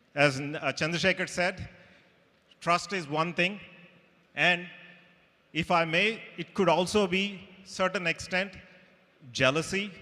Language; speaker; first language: English; non-native, local second language; Telugu